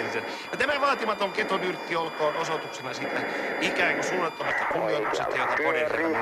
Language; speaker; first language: Finnish; native; Finnish